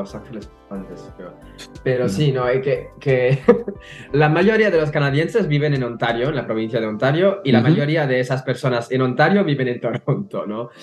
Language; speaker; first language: Spanish; non-native, fluent; French